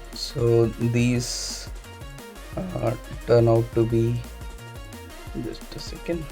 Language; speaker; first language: English; non-native, local second language; Hindi